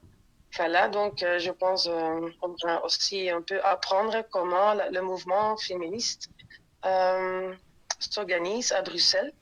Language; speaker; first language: French; non-native, local second language; Dutch